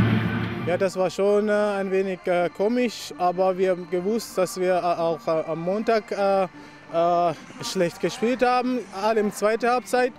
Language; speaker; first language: German; non-native, fluent; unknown